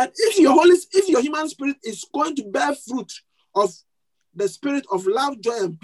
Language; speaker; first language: English; non-native, local second language; Akan